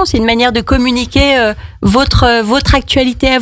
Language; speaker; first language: French; native; French